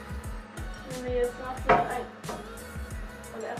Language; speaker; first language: German; native; German